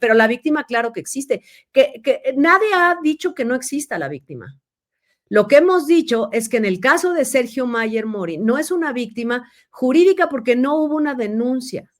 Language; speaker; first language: Spanish; native; Spanish